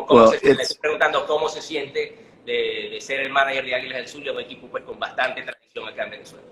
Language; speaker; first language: Spanish; native; Spanish